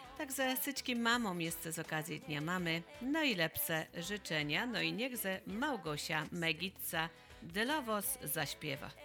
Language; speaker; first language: Polish; native; Polish